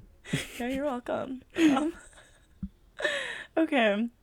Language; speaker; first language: English; early bilingual, other home language; Filipino